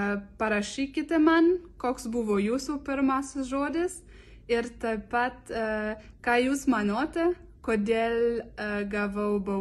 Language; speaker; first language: Lithuanian; non-native, learner; French